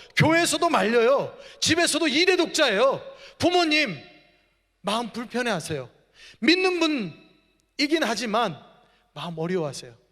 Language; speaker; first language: Korean; native; Korean